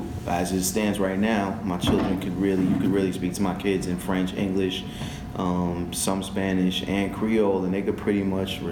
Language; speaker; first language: English; early bilingual, other home language; French